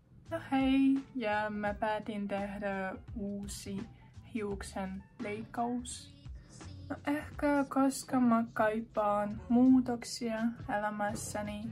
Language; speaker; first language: Finnish; non-native, learner; Russian